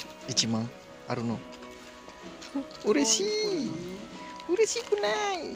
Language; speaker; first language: Japanese; non-native, learner; Indonesian